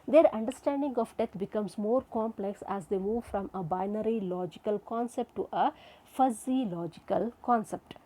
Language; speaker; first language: English; non-native, local second language; Kannada